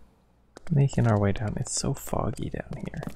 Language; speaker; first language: English; native; English